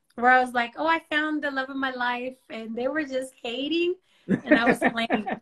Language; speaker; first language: English; early bilingual, other home language; Spanish